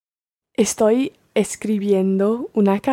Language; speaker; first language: Spanish; non-native, learner; English